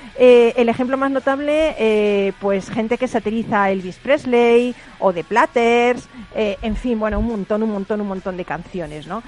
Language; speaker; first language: Spanish; native; Spanish